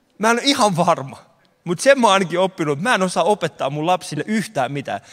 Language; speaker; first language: Finnish; early bilingual, other home language; Persian